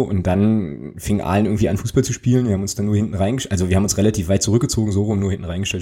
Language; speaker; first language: German; native; German